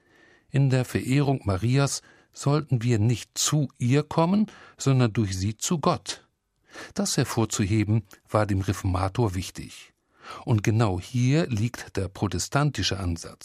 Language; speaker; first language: German; native; German